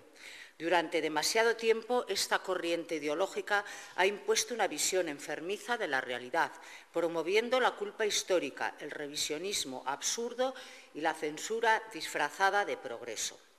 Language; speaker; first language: Spanish; native; Spanish